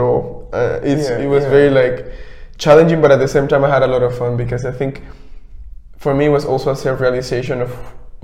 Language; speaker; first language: English; non-native, fluent; Spanish